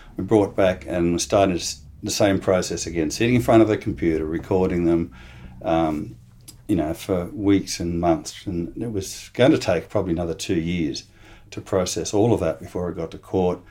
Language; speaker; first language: English; native; English